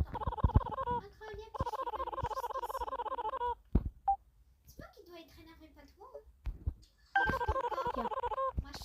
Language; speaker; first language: French; native; French